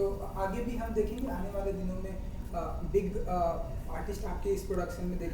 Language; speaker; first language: Hindi; native; Hindi